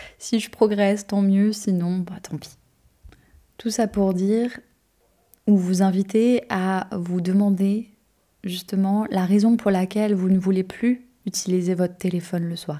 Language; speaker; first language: French; native; French